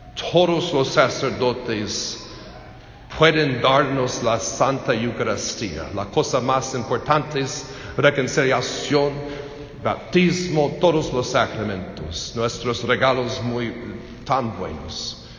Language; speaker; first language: Spanish; non-native, learner; English